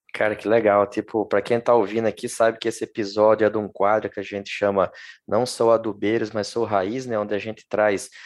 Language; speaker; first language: Portuguese; native; Portuguese